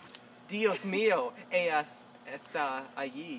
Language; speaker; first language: Spanish; non-native, learner; English